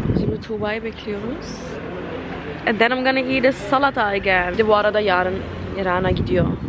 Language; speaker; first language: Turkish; non-native, fluent; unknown